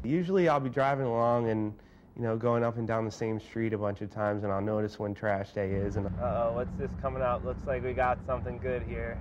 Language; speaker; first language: English; native; English